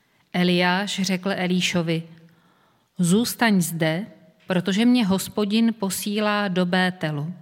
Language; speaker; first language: Czech; native; Czech